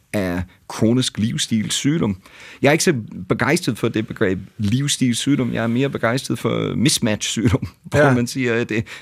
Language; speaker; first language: Danish; non-native, fluent; English